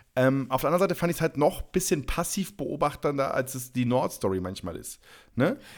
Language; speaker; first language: German; native; German